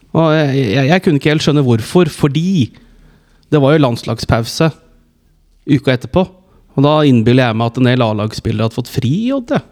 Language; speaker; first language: Norwegian; native; Norwegian